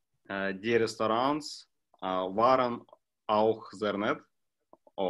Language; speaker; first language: German; non-native, learner; Russian